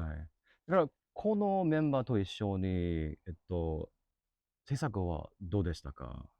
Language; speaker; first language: Japanese; non-native, learner; English